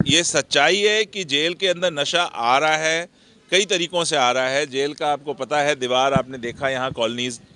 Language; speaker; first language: Hindi; non-native, local second language; Punjabi